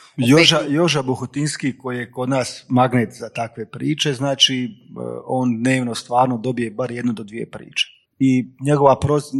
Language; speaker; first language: Croatian; native; Croatian